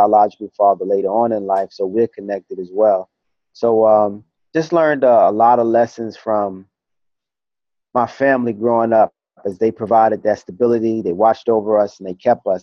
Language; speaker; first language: English; native; English